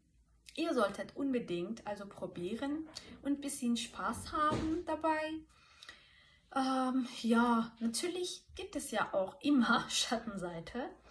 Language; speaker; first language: German; non-native, fluent; Turkish